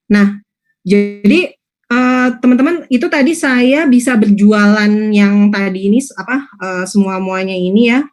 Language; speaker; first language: Indonesian; native; Indonesian